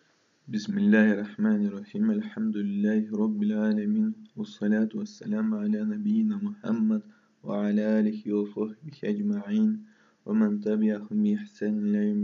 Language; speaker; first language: Arabic; non-native, fluent; Russian